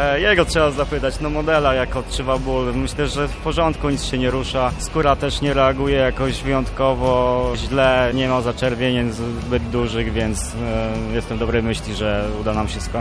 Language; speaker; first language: Polish; native; Polish